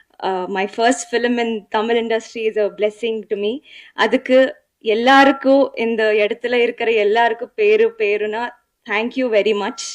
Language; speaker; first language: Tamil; non-native, fluent; Telugu